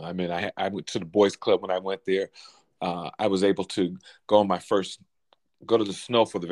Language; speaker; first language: English; native; English